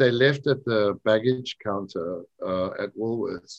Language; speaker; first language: English; native; English